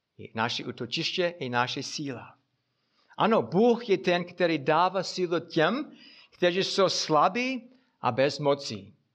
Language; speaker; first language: Czech; non-native, fluent; English